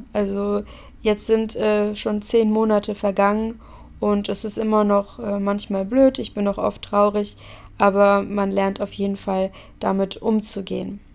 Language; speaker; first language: German; native; German